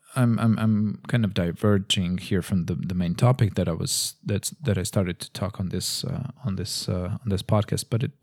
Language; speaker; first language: English; non-native, fluent; Portuguese